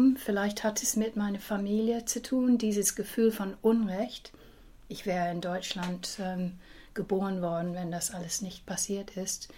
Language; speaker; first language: German; early bilingual, heritage; English